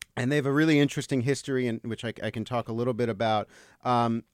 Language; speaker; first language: English; native; English